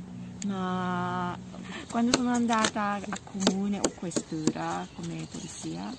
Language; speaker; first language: Italian; non-native, learner; Japanese